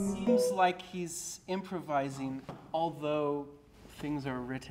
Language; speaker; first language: English; native; English